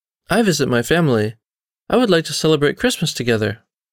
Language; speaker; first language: English; native; English